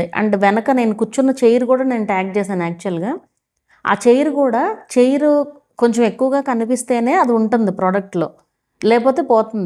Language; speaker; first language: Telugu; native; Telugu